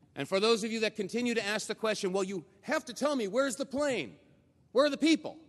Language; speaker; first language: English; native; English